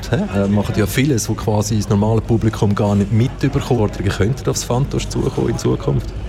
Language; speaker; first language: German; native; German